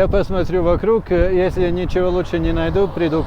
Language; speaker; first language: Russian; non-native, fluent; Latvian